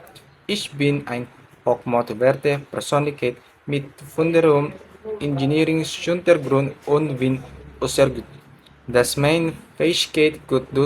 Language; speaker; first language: German; non-native, learner; Filipino